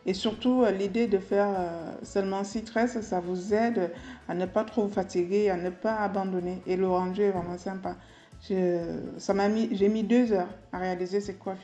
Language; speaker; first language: French; native; French